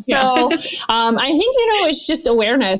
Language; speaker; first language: English; native; English